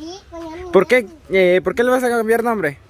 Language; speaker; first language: Spanish; native; Spanish